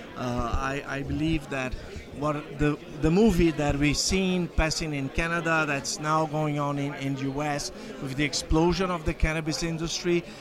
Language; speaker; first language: English; non-native, fluent; Portuguese